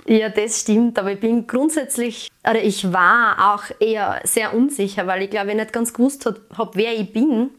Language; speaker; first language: German; native; German